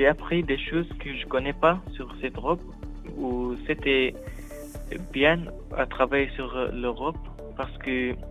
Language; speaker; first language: French; non-native, learner; Arabic